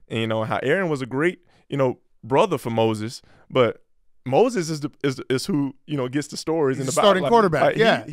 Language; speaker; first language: English; native; English